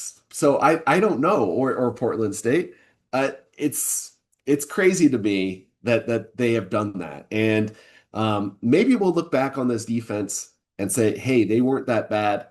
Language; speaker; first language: English; native; English